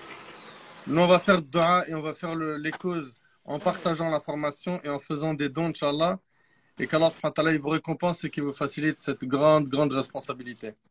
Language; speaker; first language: French; native; French